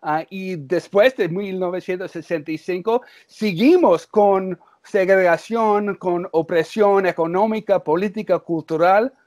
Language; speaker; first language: Spanish; early bilingual, heritage; English